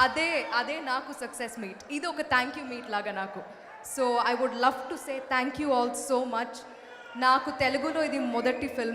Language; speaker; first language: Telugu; non-native, learner; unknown